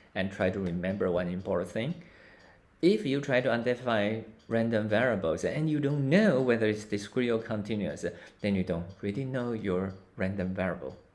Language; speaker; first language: English; non-native, fluent; Chinese